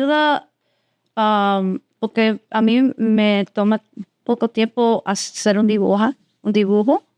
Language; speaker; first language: Spanish; early bilingual, heritage; Spanish